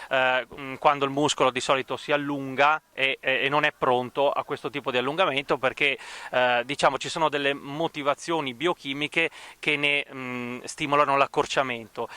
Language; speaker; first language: Italian; native; Italian